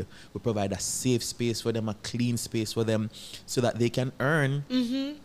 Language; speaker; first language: English; non-native, local second language; Jamaican Creole English